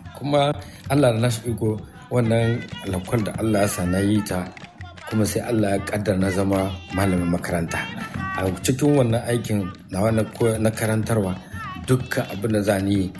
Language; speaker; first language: Hausa; native; Hausa